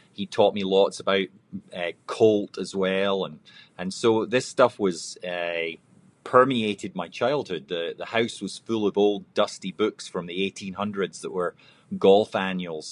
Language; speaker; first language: English; native; English